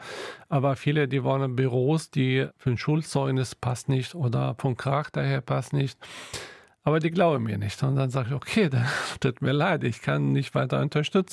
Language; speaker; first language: German; non-native, local second language; Arabic